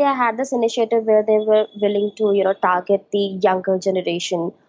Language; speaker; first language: English; non-native, local second language; Hindi